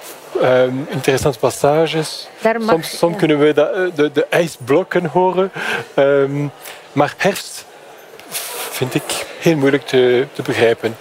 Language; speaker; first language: Dutch; non-native, fluent; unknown